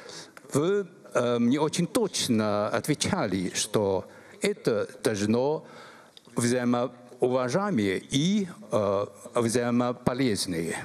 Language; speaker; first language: Russian; non-native, learner; Chinese